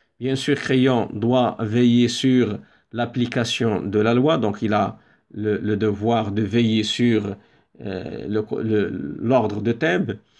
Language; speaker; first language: French; non-native, local second language; Arabic